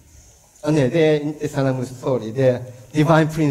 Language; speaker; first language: Swedish; non-native, learner; Japanese